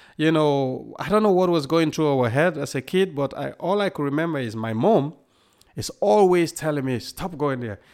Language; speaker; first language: English; non-native, local second language; Krio